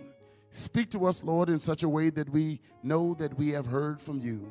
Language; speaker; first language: English; native; English